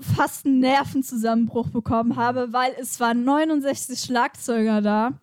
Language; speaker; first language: German; native; German